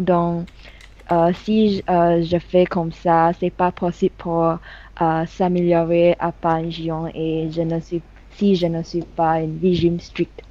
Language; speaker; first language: French; non-native, learner; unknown